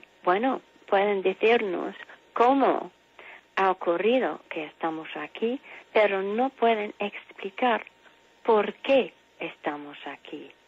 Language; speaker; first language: Spanish; non-native, fluent; English